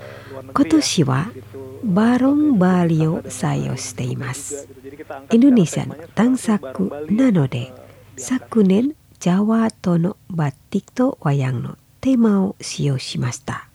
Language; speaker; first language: Japanese; non-native, fluent; Indonesian